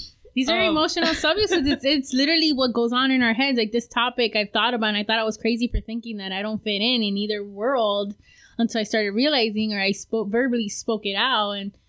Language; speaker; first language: English; early bilingual, other home language; Spanish